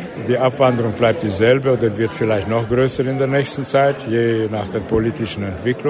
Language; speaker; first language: German; native; German